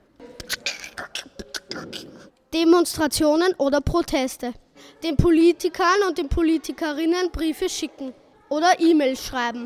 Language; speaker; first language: German; native; German